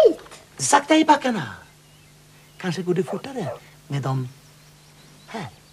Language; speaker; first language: Swedish; native; Swedish